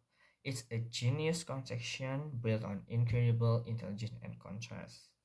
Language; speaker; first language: English; non-native, learner; Indonesian